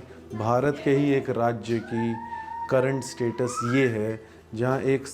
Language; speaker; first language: Hindi; native; Hindi